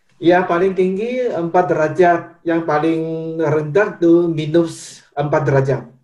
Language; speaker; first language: Indonesian; non-native, fluent; Chinese